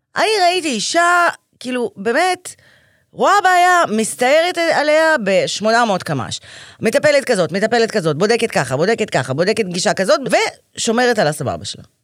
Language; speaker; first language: Hebrew; early bilingual, other home language; Russian